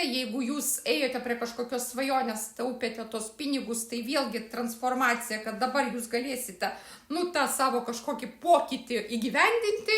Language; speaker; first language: Lithuanian; native; Lithuanian